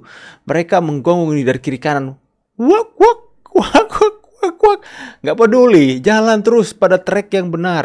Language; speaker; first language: Indonesian; native; Indonesian